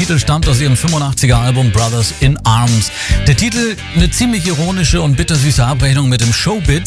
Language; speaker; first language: German; native; German